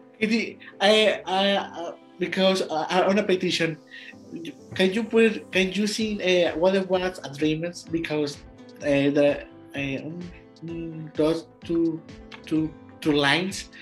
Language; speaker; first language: English; non-native, learner; Spanish